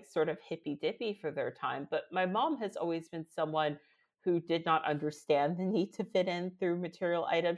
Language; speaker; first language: English; native; English